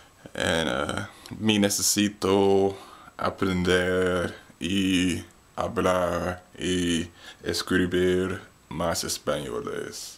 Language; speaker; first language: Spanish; non-native, learner; English